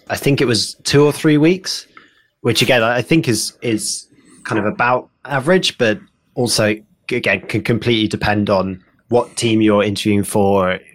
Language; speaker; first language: English; native; English